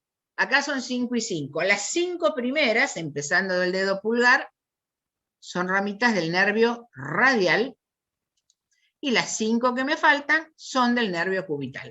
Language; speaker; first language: Spanish; native; Spanish